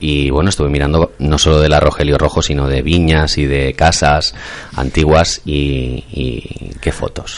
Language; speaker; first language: Spanish; non-native, local second language; Catalan